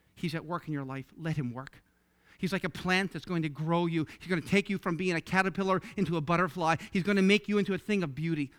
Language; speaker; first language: English; native; English